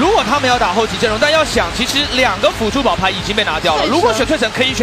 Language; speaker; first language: Chinese; native; Chinese